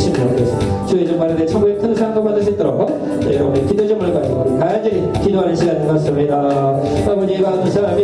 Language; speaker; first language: Korean; native; Korean